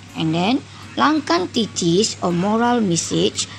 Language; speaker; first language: English; non-native, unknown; Indonesian